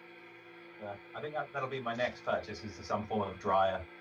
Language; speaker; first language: English; native; English